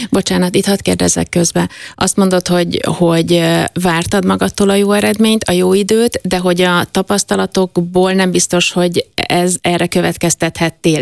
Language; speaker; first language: Hungarian; native; Hungarian